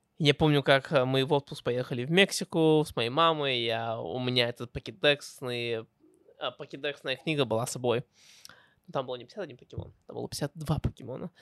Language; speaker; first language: Russian; early bilingual, heritage; Russian